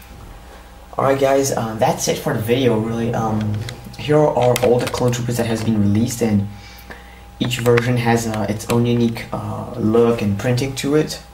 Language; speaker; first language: English; native; English